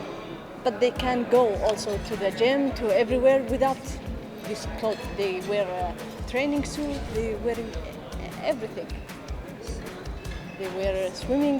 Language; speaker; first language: English; non-native, learner; Arabic